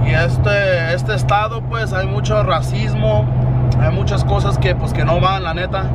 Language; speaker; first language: Spanish; early bilingual, heritage; Spanish